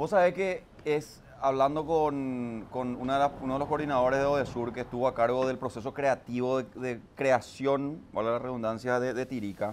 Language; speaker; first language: Spanish; native; Spanish